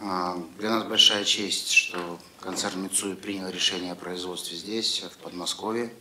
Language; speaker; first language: Russian; native; Russian